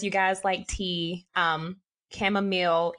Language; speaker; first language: English; native; English